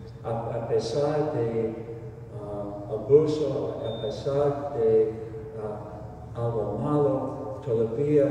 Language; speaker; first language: Spanish; non-native, fluent; English